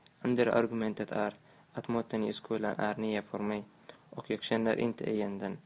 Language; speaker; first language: Swedish; non-native, learner; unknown